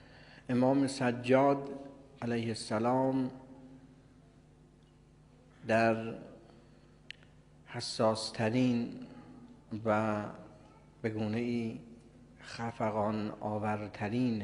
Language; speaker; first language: Persian; native; Persian